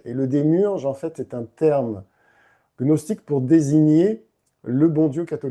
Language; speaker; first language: French; native; French